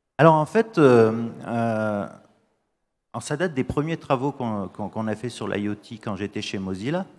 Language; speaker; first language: French; native; French